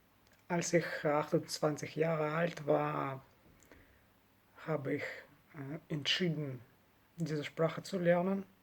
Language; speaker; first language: German; non-native, learner; Russian